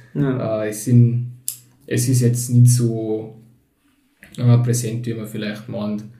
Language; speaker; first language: German; early bilingual, other home language; Turkish